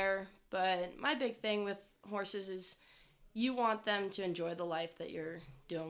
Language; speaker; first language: English; native; English